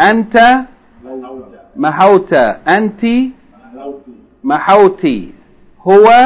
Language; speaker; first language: Arabic; non-native, fluent; English